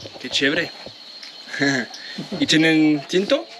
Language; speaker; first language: Spanish; non-native, learner; French